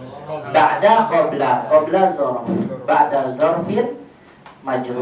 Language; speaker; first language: Arabic; non-native, fluent; Indonesian